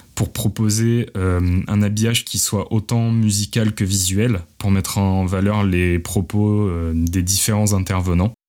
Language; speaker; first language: French; native; French